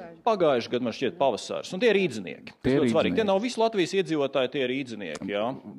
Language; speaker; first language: Latvian; native; Latvian